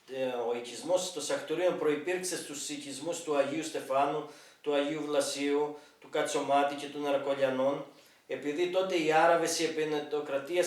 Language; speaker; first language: Greek; native; Greek